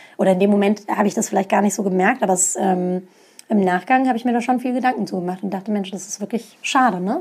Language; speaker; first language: German; native; German